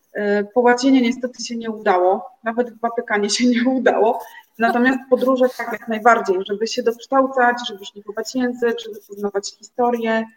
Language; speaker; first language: Polish; native; Polish